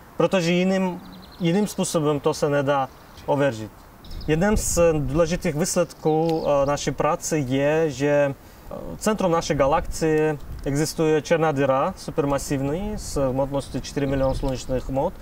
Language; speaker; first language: Czech; non-native, fluent; Russian